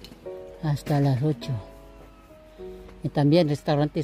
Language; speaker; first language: Spanish; non-native, learner; Filipino